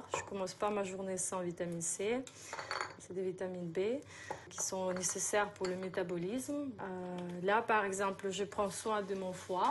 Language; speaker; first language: French; non-native, fluent; Russian